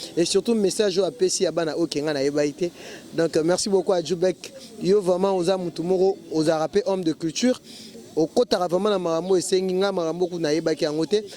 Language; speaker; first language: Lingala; native; Lingala